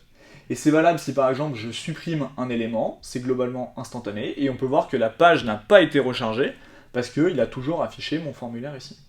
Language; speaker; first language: French; native; French